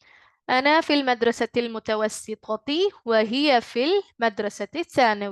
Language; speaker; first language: Arabic; non-native, fluent; Malayalam